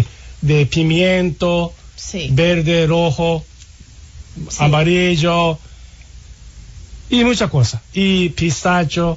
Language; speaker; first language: Spanish; non-native, learner; Japanese